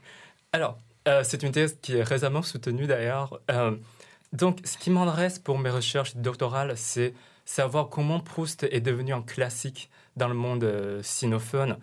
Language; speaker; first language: French; non-native, fluent; Chinese